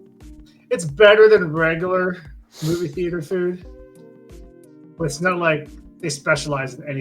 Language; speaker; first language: English; native; English